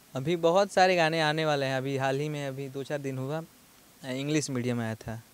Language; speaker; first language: Hindi; non-native, local second language; Bhojpuri